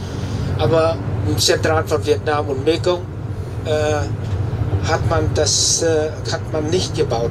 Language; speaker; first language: German; non-native, fluent; Vietnamese